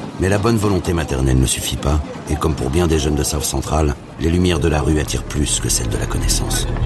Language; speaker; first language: French; native; French